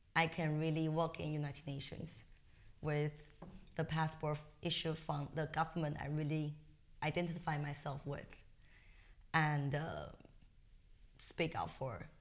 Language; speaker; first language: English; non-native, fluent; Chinese